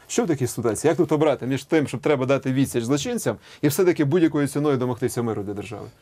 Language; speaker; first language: Ukrainian; native; Ukrainian